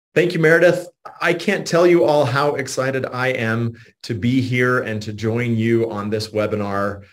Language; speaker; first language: English; native; English